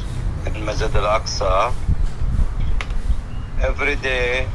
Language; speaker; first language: English; non-native, learner; Arabic